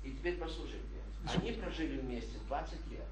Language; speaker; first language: Polish; non-native, learner; Russian